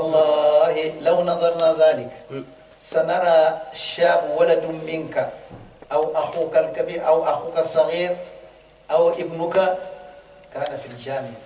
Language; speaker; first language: Arabic; non-native, fluent; Mandingo